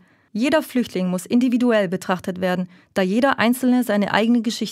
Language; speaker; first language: German; native; German